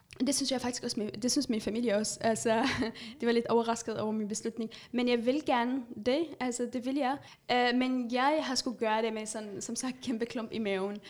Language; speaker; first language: Danish; non-native, fluent; Arabic